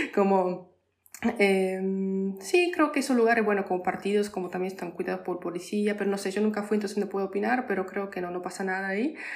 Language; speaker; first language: Spanish; non-native, fluent; Polish